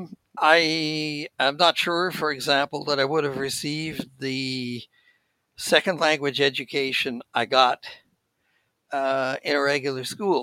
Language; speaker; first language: English; native; English